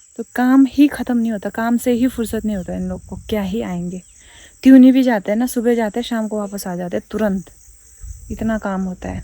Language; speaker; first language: Hindi; non-native, local second language; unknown